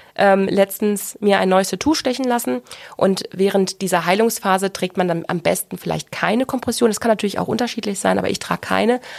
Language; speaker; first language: German; native; German